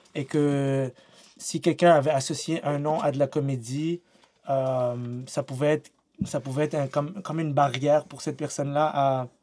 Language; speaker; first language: French; native; French